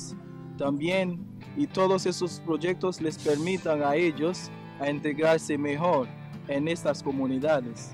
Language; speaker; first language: Spanish; non-native, fluent; Haitian Creole